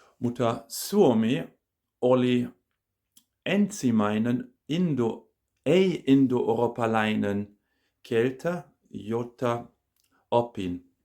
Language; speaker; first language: Finnish; non-native, learner; German